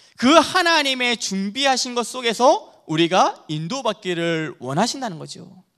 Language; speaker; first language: Korean; native; Korean